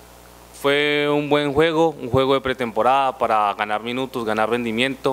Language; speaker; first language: Portuguese; non-native, learner; Spanish